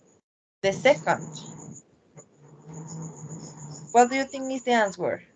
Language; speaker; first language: English; non-native, learner; Spanish